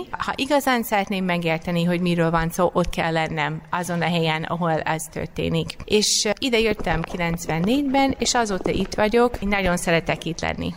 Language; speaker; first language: Hungarian; non-native, fluent; English